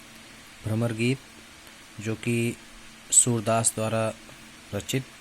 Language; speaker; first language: Hindi; native; Hindi